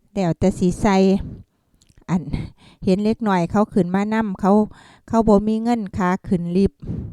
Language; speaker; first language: Thai; native; Thai